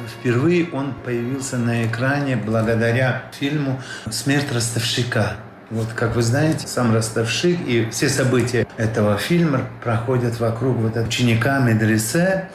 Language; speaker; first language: Russian; non-native, local second language; Tajik